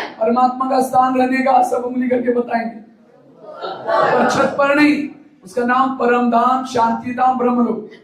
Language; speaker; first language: Hindi; non-native, local second language; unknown